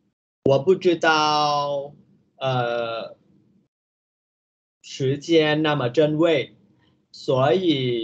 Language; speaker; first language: Chinese; non-native, learner; Vietnamese